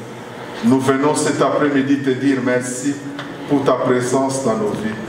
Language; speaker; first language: French; non-native, local second language; Lingala